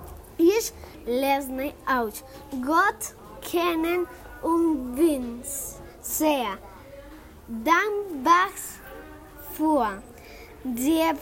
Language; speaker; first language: German; non-native, learner; Spanish